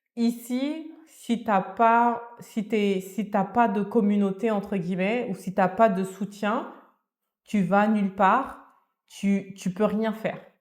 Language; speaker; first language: French; early bilingual, other home language; Wolof